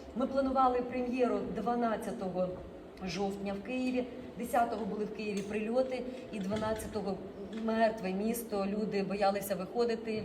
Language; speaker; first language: Ukrainian; non-native, local second language; Russian